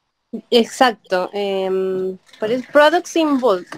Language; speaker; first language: English; non-native, learner; Spanish